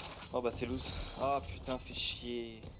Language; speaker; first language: French; native; French